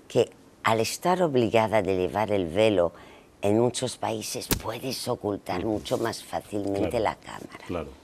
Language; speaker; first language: Spanish; native; Spanish